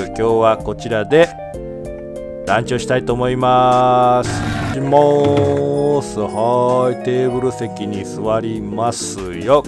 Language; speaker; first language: Japanese; native; Japanese